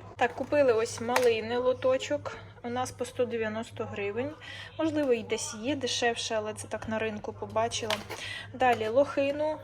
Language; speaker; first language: Ukrainian; native; Ukrainian